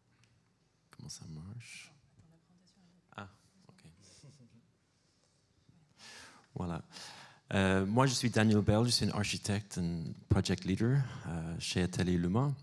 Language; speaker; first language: French; non-native, fluent; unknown